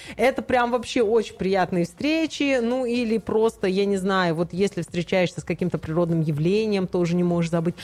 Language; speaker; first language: Russian; non-native, local second language; Tajik